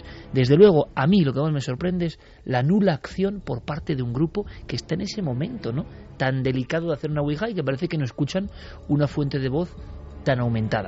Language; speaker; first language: Spanish; native; Spanish